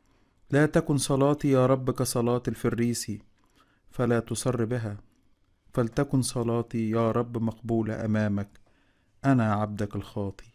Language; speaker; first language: Arabic; native; Arabic